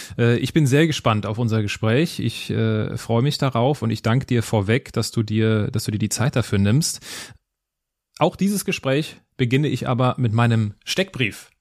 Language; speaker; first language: German; native; German